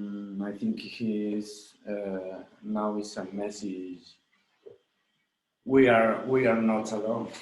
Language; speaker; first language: English; non-native, learner; Spanish